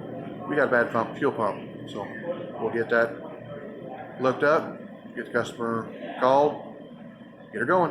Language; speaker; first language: English; native; English